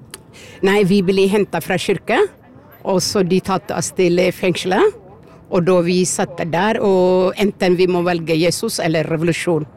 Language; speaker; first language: Norwegian; early bilingual, other home language; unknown